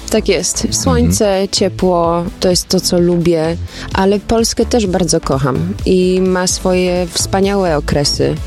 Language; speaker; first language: Polish; early bilingual, other home language; German